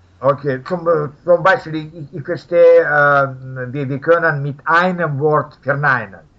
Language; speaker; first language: German; non-native, fluent; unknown